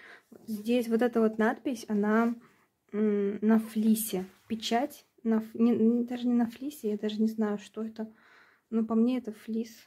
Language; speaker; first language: Russian; native; Russian